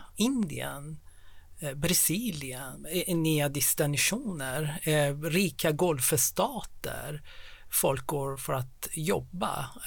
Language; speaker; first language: Swedish; non-native, fluent; Persian